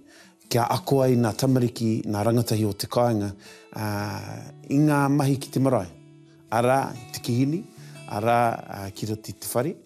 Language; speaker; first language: Māori; non-native, local second language; English